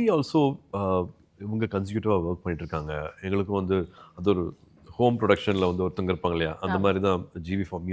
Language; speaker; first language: Tamil; native; Tamil